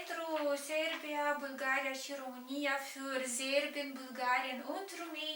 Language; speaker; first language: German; non-native, fluent; Romanian